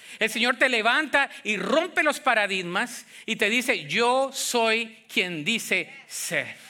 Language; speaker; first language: Spanish; native; Spanish